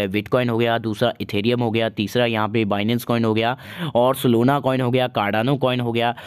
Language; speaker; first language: Hindi; native; Hindi